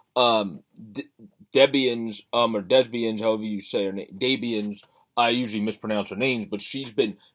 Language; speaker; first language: English; native; English